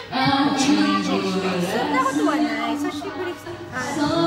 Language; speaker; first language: Japanese; non-native, learner; Filipino